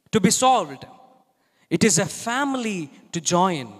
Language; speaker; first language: English; non-native, local second language; Telugu